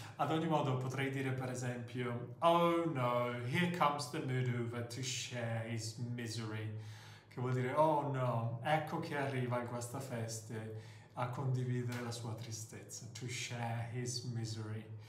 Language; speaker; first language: Italian; native; Italian